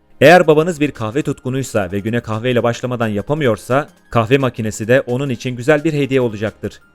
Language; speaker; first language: Turkish; native; Turkish